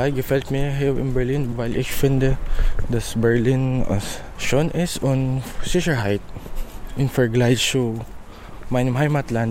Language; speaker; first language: German; non-native, learner; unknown